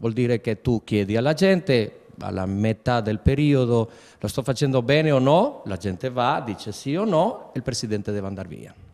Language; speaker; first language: Italian; early bilingual, heritage; Spanish